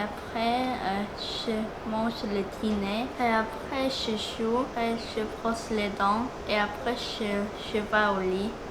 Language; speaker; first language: French; non-native, learner; Korean